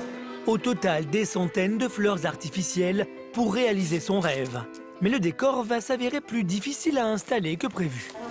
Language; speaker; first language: French; native; French